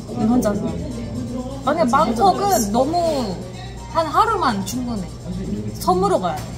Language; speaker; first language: Korean; non-native, fluent; Turkish